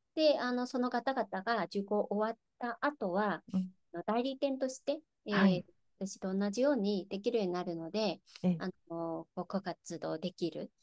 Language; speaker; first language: Japanese; non-native, fluent; Chinese